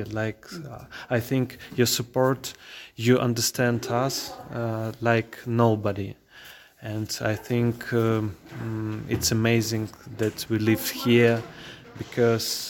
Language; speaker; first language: English; non-native, learner; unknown